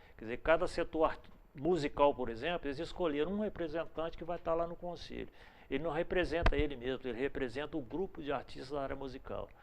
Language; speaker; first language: Portuguese; native; Portuguese